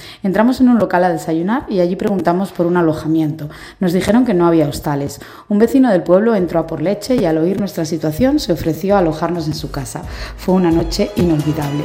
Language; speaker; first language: Spanish; native; Spanish